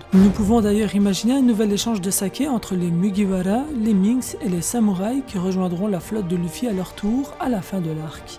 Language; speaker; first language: French; native; French